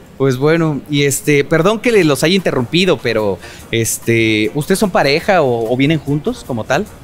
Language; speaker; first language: Spanish; native; Spanish